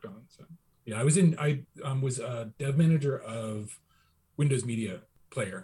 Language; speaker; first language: English; native; English